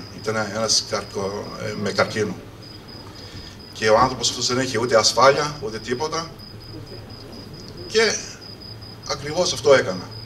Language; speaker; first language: Greek; early bilingual, heritage; English